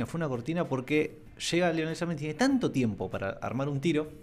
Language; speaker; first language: Spanish; native; Spanish